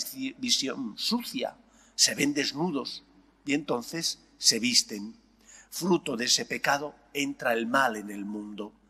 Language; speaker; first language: Spanish; native; Spanish